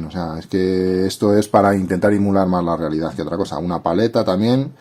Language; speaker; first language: Spanish; native; Spanish